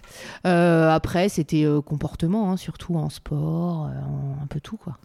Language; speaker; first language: French; native; French